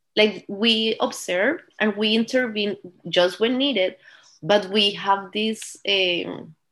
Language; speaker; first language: English; non-native, fluent; Spanish